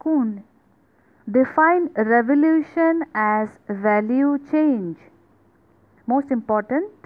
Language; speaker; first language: English; non-native, local second language; Assamese